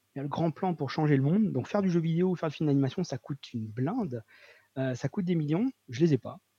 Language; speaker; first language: French; native; French